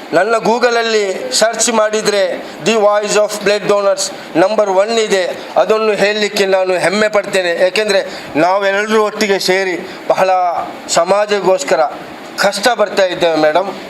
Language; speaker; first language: Kannada; non-native, local second language; Badaga